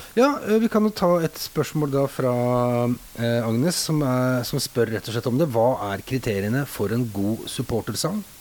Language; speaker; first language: Norwegian; native; Norwegian